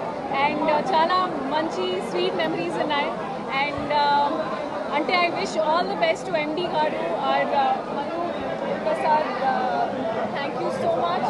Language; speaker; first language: Telugu; non-native, fluent; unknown